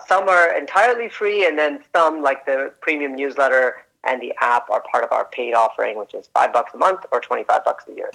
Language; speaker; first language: English; early bilingual, other home language; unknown